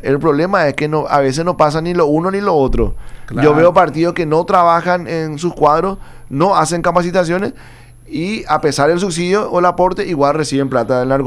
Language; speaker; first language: Spanish; native; Spanish